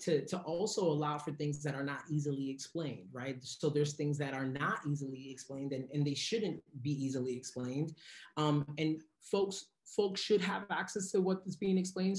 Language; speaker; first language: English; native; English